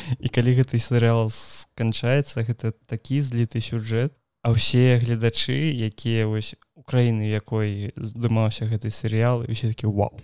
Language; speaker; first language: Belarusian; non-native, local second language; Russian